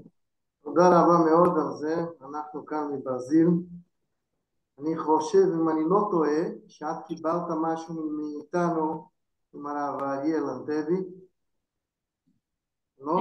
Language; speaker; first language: Hebrew; non-native, fluent; Portuguese